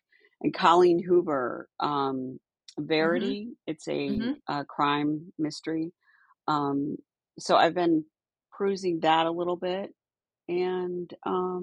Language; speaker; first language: English; native; English